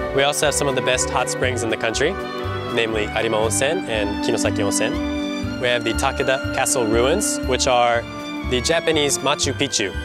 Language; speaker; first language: English; native; English